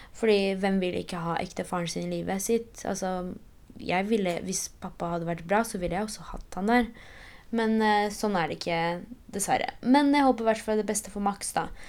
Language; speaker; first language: Norwegian; early bilingual, other home language; Polish